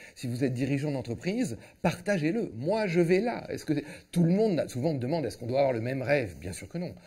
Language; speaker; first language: French; native; French